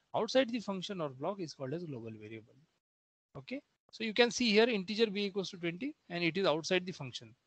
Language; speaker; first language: English; non-native, local second language; Marathi